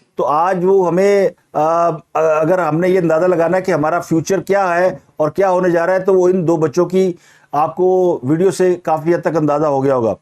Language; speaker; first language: Urdu; non-native, local second language; Punjabi